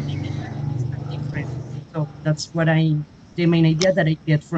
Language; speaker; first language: English; non-native, fluent; Spanish